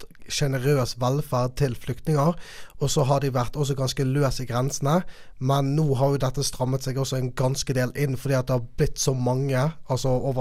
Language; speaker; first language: Norwegian; native; Norwegian